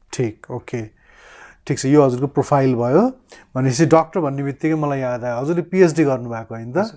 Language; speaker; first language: Nepali; native; Nepali